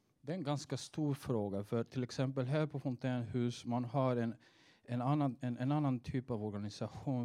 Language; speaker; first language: Swedish; non-native, fluent; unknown